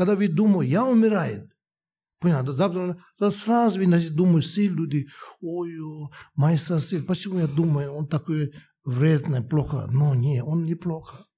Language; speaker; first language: Russian; non-native, learner; Tibetan